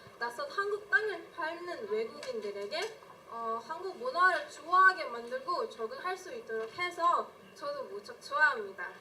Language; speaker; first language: Korean; non-native, fluent; Malay